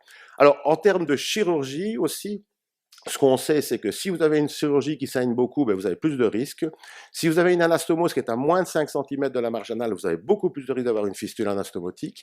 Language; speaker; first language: French; native; French